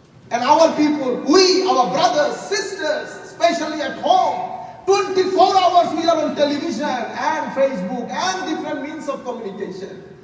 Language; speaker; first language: English; non-native, local second language; Bangla